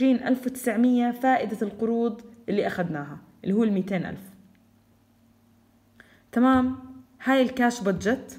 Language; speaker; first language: Arabic; native; Arabic